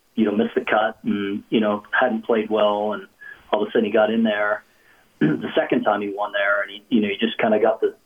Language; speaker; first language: English; native; English